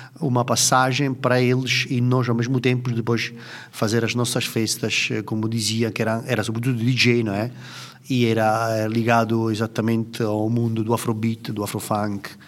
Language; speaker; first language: Portuguese; non-native, fluent; Italian